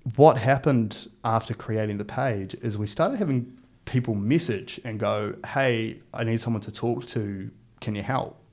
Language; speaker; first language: English; native; English